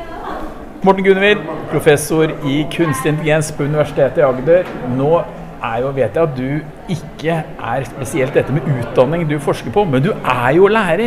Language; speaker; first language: Norwegian; native; Norwegian